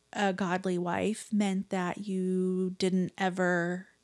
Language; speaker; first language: English; native; English